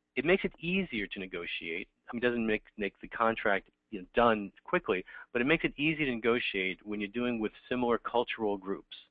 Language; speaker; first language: English; native; English